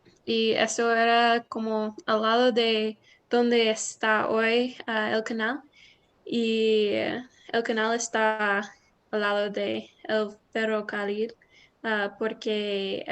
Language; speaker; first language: Spanish; non-native, learner; English